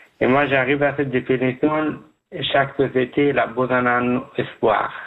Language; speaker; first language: French; non-native, learner; Persian